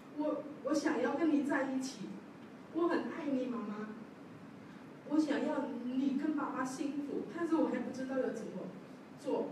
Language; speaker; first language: Chinese; non-native, learner; Javanese